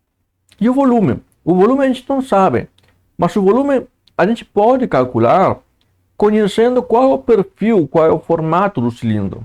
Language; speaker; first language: Portuguese; native; Portuguese